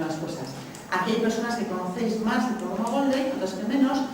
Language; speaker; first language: Spanish; native; Spanish